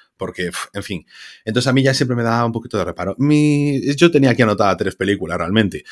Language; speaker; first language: Spanish; native; Spanish